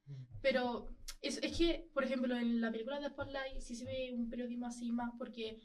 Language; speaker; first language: Spanish; native; Spanish